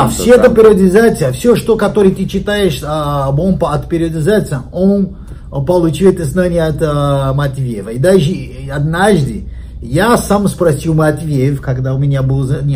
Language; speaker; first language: Russian; non-native, learner; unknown